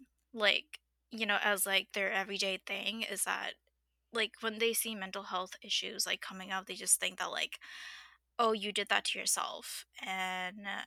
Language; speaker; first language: English; non-native, fluent; Burmese